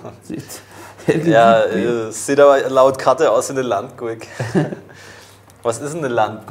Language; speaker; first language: German; native; German